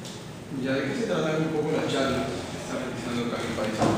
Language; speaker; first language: Spanish; native; Spanish